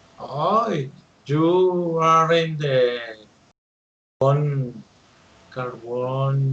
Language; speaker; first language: English; non-native, learner; Spanish